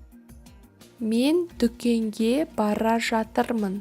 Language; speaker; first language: Kazakh; native; Kazakh